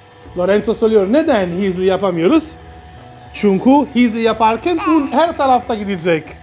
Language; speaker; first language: Turkish; non-native, learner; Italian